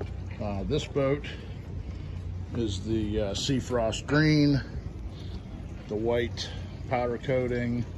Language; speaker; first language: English; native; English